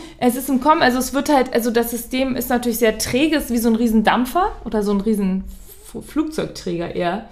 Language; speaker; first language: German; native; German